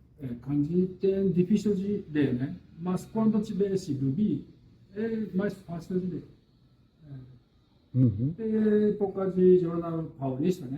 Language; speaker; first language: Portuguese; non-native, learner; Japanese